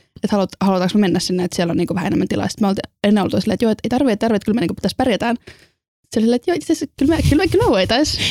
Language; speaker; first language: Finnish; early bilingual, other home language; Estonian